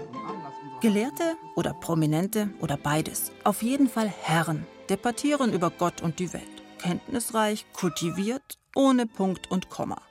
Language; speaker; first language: German; native; German